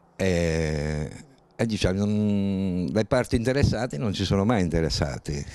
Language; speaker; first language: Italian; native; Italian